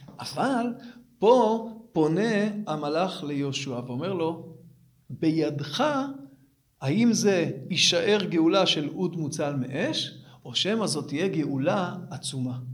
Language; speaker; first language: Hebrew; native; Hebrew